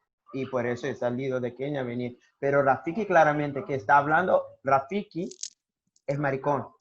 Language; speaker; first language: Spanish; non-native, learner; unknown